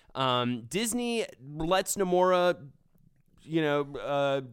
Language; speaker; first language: English; native; English